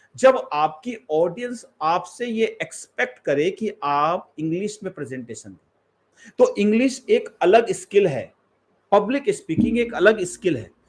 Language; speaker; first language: Hindi; native; Hindi